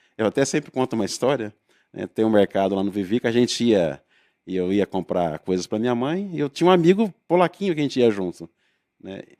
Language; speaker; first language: Portuguese; native; Portuguese